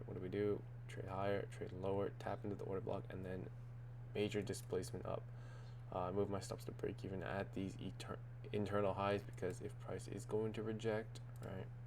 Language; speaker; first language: English; native; English